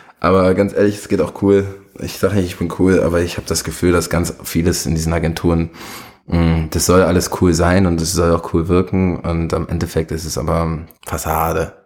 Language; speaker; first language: German; early bilingual, other home language; Arabic